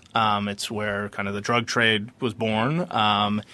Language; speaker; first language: English; early bilingual, other home language; Spanish